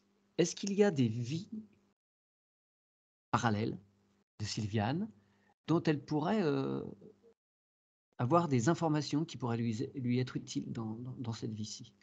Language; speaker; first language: French; native; French